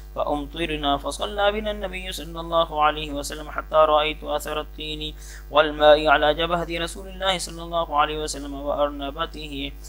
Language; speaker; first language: Arabic; non-native, fluent; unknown